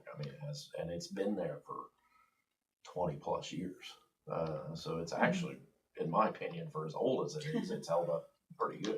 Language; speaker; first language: English; native; English